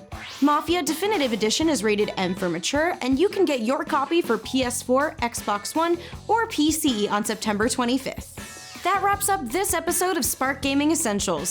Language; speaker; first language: English; native; English